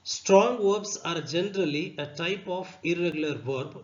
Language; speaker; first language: English; non-native, local second language; Kannada